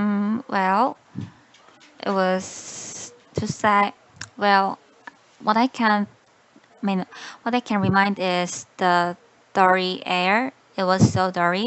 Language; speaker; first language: English; non-native, learner; Korean